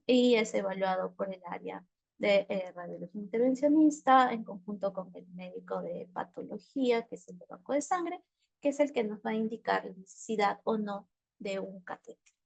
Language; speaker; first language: Spanish; native; Spanish